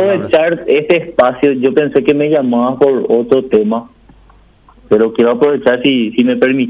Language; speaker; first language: Spanish; native; Spanish